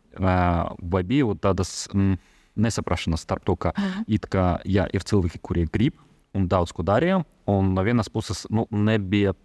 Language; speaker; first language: Latvian; non-native, local second language; Russian